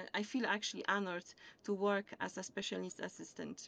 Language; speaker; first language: English; non-native, fluent; Polish